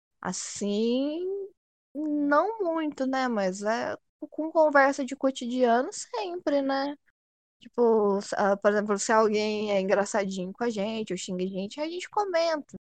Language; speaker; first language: Portuguese; native; Portuguese